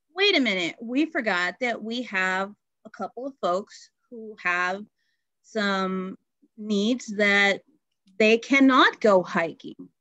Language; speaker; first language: English; native; English